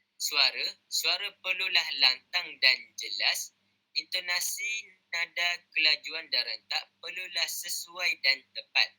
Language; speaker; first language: Malay; native; Malay